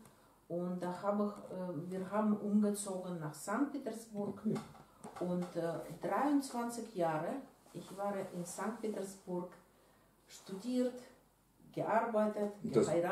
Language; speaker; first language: German; non-native, learner; Russian